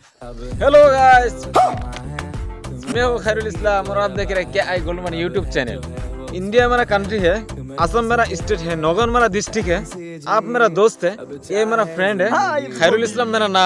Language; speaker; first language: Hindi; non-native, local second language; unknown